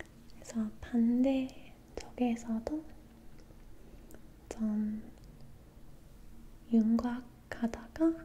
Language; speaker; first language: Korean; non-native, learner; English